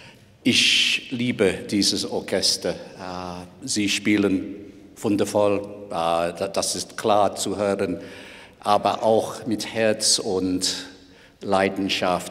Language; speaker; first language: German; non-native, fluent; English